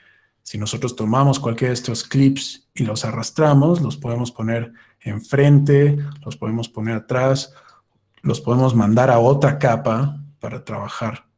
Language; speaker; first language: Spanish; native; Spanish